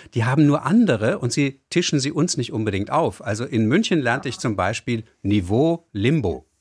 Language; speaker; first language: German; native; German